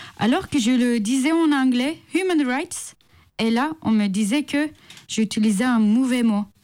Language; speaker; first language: French; non-native, fluent; Turkish